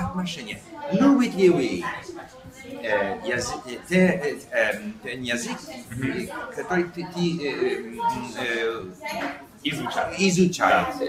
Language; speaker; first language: Russian; non-native, learner; English